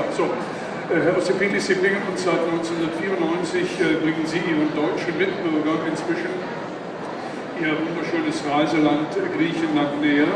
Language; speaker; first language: German; native; German